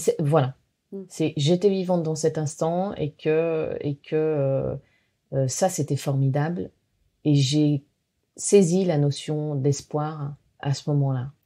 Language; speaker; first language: French; native; French